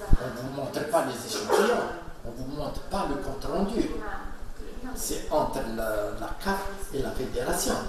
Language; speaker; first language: French; non-native, local second language; Arabic